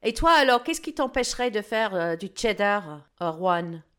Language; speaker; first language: French; non-native, fluent; English